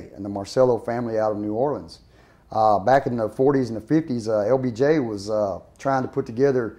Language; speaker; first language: English; native; English